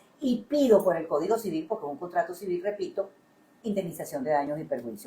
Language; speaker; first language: Spanish; native; Spanish